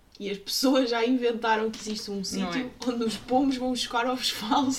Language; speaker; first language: Portuguese; native; Portuguese